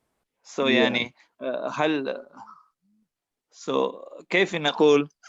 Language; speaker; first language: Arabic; non-native, learner; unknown